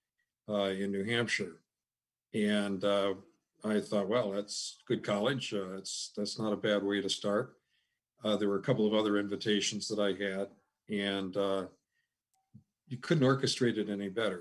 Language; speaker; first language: English; native; English